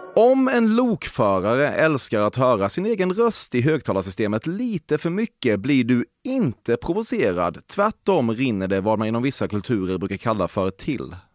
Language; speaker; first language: Swedish; native; Swedish